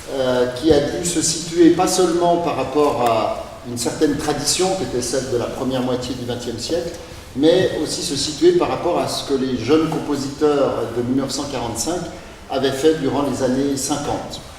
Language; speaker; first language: French; native; French